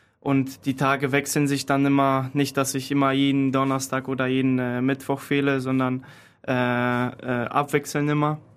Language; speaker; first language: German; early bilingual, other home language; Polish